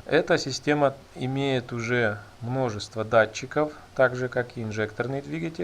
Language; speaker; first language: Russian; native; Russian